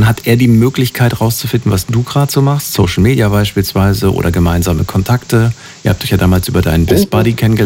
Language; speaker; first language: German; native; German